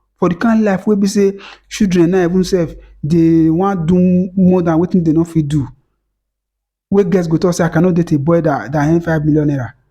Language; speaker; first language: Nigerian Pidgin; native; Nigerian Pidgin